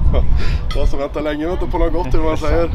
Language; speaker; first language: Swedish; native; Swedish